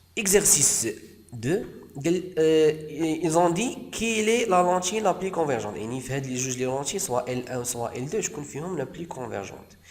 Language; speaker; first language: French; non-native, local second language; Arabic